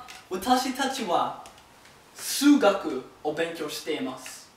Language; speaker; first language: Japanese; non-native, learner; English